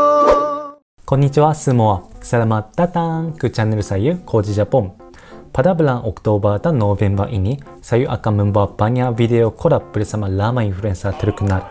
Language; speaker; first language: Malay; non-native, learner; Japanese